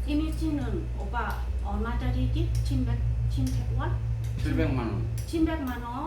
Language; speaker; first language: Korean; non-native, learner; Thai